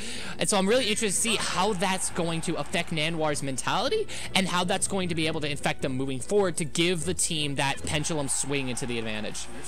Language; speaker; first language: English; native; English